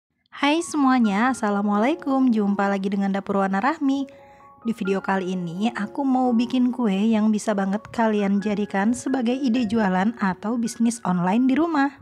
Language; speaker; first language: Indonesian; native; Indonesian